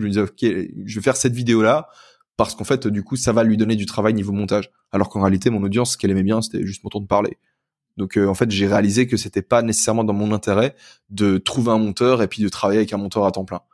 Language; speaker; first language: French; native; French